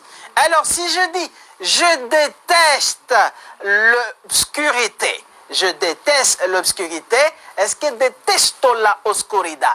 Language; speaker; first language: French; non-native, fluent; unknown